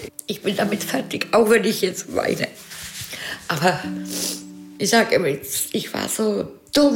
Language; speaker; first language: German; non-native, fluent; Czech